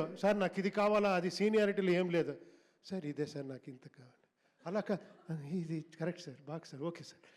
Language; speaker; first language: Telugu; non-native, local second language; Kannada